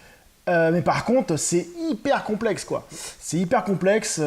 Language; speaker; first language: French; native; French